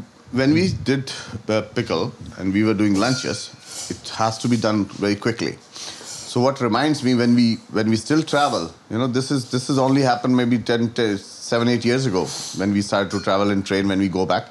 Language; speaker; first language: English; non-native, local second language; Hindi